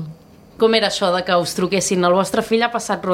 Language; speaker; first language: Catalan; native; Catalan